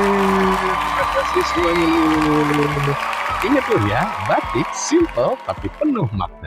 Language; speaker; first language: Indonesian; native; Indonesian